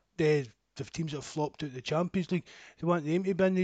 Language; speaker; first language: English; native; English